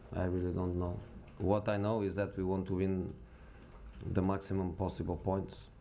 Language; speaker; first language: English; non-native, fluent; Portuguese